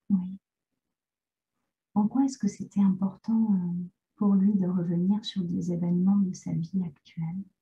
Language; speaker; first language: French; native; French